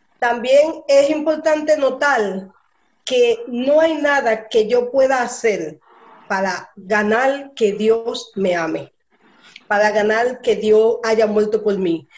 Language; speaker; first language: Spanish; early bilingual, heritage; Spanish